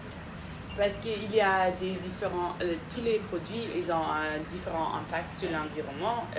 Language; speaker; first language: French; non-native, fluent; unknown